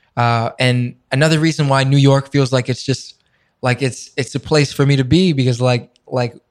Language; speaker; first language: English; native; English